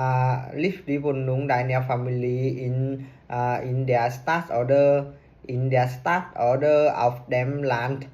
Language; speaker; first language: German; non-native, learner; Vietnamese